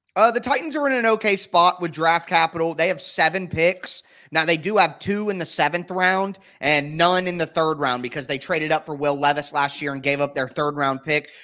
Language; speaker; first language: English; native; English